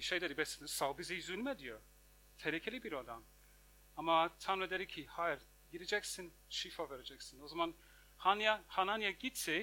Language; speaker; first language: Turkish; non-native, fluent; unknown